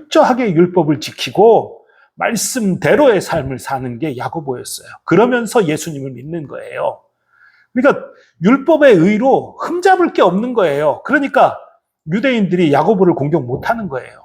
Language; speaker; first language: Korean; native; Korean